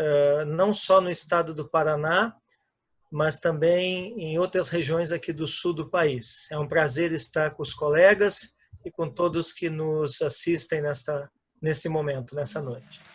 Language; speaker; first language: Portuguese; native; Portuguese